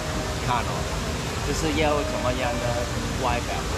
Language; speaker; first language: Chinese; non-native, local second language; Cantonese